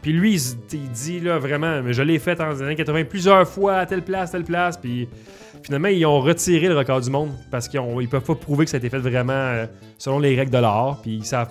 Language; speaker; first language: French; native; French